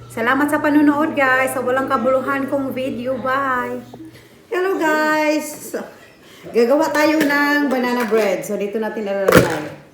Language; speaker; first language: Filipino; non-native, local second language; Cebuano